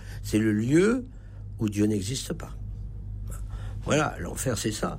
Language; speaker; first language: French; native; French